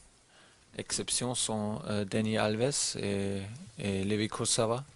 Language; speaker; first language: French; non-native, learner; German